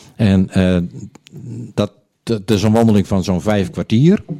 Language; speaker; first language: Dutch; native; Dutch